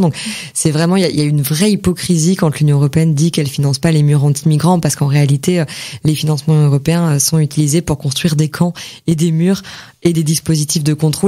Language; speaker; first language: French; native; French